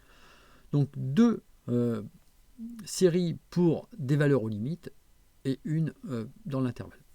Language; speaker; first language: French; native; French